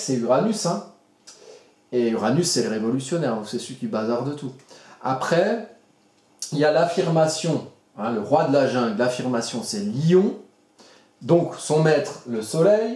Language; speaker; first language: French; native; French